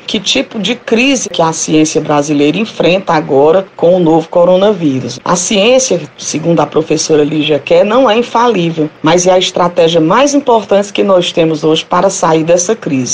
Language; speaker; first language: Portuguese; native; Portuguese